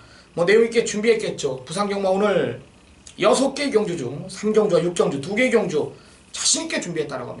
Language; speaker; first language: Korean; native; Korean